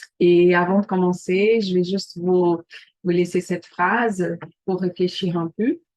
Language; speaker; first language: French; non-native, fluent; Portuguese